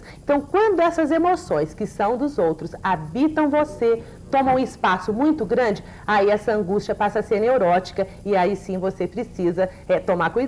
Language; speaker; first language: Portuguese; native; Portuguese